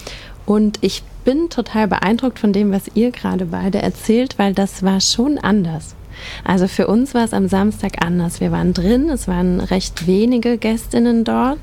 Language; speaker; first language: German; native; German